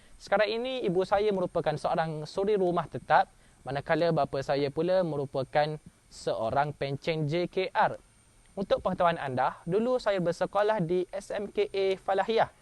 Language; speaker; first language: Malay; native; Malay